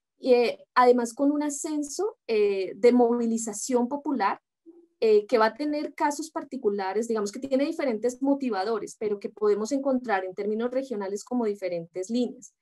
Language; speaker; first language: Spanish; native; Spanish